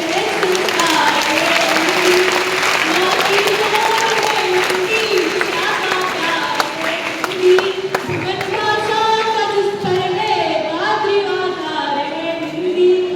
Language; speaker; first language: Hindi; native; Hindi